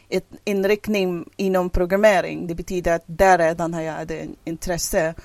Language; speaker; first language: Swedish; non-native, fluent; English